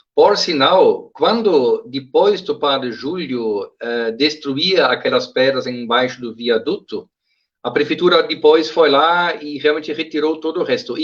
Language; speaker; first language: Portuguese; non-native, fluent; German